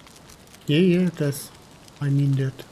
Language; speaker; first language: English; non-native, learner; German